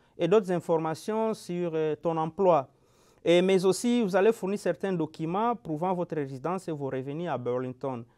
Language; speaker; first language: French; non-native, local second language; Lingala